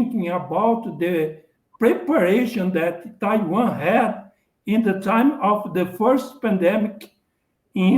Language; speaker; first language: English; non-native, learner; Portuguese